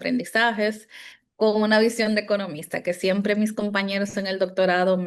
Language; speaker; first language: Spanish; native; Spanish